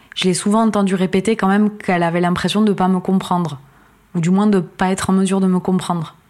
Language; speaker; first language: French; native; French